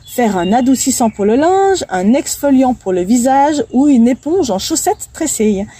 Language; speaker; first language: French; native; French